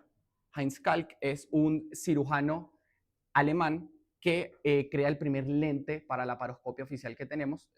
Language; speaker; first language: Spanish; native; Spanish